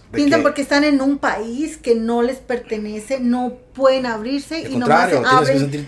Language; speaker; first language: Spanish; native; Spanish